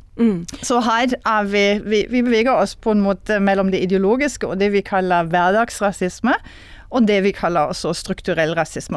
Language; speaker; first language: Norwegian; non-native, fluent; German